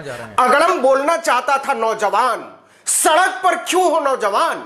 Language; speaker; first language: Hindi; native; Hindi